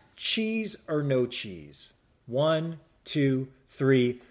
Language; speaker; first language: English; native; English